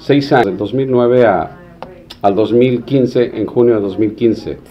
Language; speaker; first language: Spanish; native; Spanish